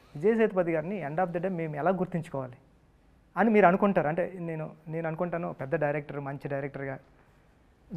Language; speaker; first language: Telugu; native; Telugu